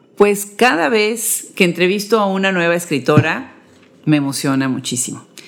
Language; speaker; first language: Spanish; native; Spanish